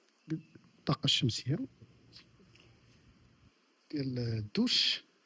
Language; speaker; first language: Arabic; native; Arabic